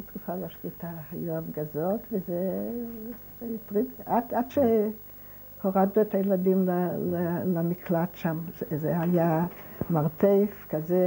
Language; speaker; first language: Hebrew; non-native, fluent; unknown